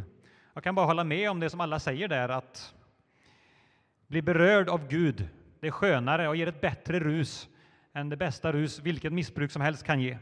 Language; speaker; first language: Swedish; native; Swedish